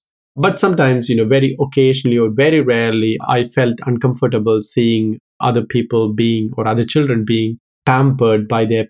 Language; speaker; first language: English; non-native, local second language; Malayalam